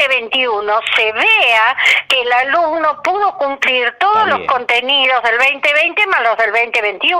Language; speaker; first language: Spanish; native; Spanish